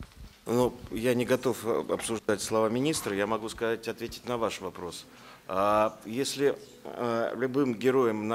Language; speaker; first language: Russian; native; Russian